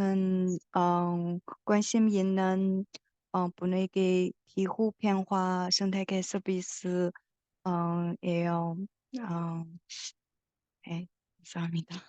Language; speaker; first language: Korean; non-native, learner; Chinese